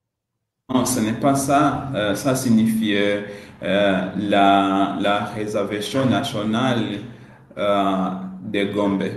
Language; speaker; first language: French; non-native, learner; Swahili